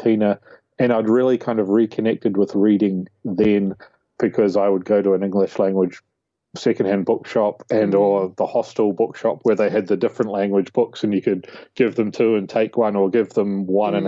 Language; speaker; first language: English; native; English